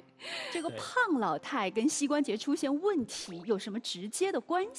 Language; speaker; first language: Chinese; native; Chinese